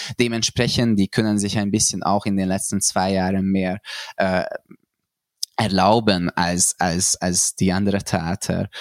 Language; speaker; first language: German; non-native, fluent; Hungarian